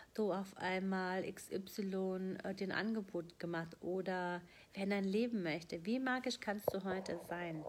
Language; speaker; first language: German; native; German